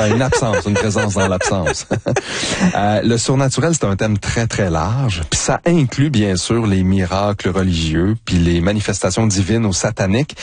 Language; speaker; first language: French; native; French